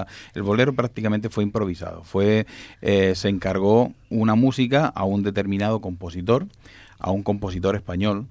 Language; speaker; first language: Spanish; native; Spanish